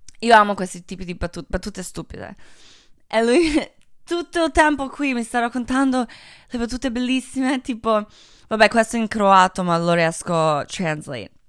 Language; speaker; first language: Italian; early bilingual, heritage; Italian